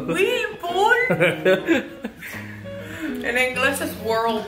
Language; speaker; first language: Spanish; non-native, fluent; English